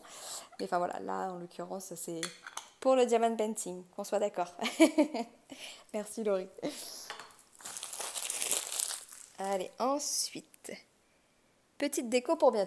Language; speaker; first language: French; native; French